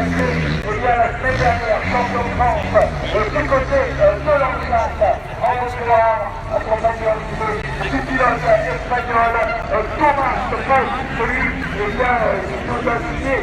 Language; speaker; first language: French; native; French